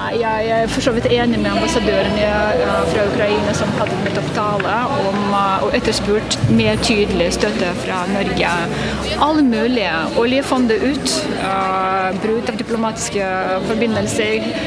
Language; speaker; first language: Norwegian; non-native, fluent; Russian